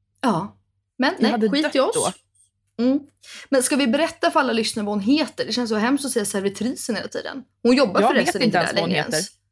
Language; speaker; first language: Swedish; native; Swedish